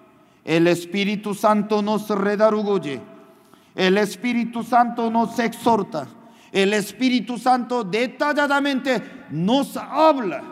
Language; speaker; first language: Spanish; non-native, fluent; Korean